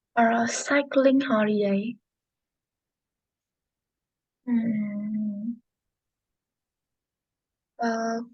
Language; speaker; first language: English; non-native, learner; Vietnamese